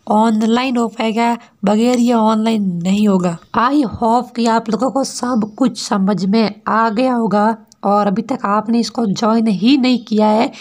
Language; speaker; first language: Hindi; native; Hindi